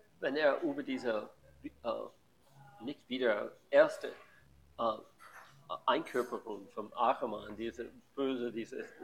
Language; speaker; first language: German; non-native, learner; English